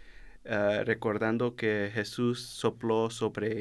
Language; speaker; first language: Spanish; early bilingual, heritage; Spanish